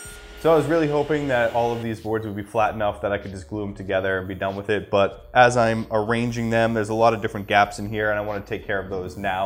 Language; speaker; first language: English; native; English